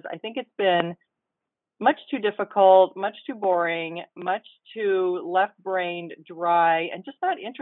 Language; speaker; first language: English; native; English